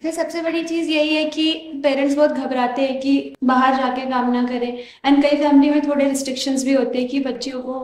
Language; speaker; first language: Hindi; native; Hindi